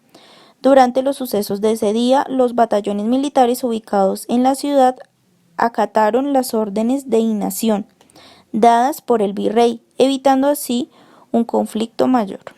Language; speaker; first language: Spanish; native; Spanish